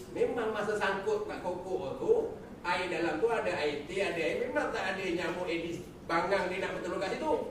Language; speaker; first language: Malay; native; Malay